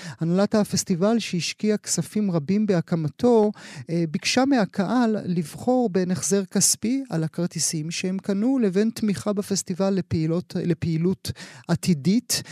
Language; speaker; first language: Hebrew; native; Hebrew